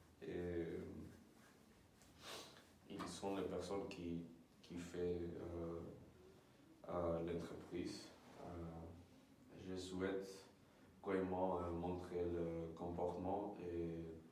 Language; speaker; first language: French; non-native, learner; Dutch